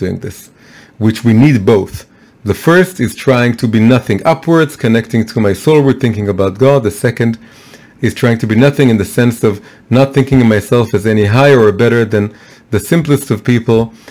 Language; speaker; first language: English; non-native, fluent; Hebrew